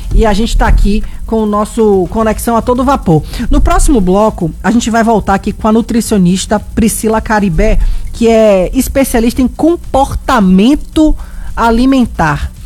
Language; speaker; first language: Portuguese; native; Portuguese